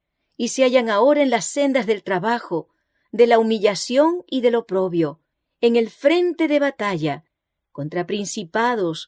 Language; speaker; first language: Spanish; native; Spanish